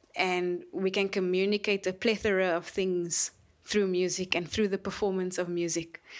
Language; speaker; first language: English; native; English